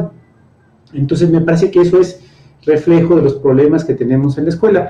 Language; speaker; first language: Spanish; native; Spanish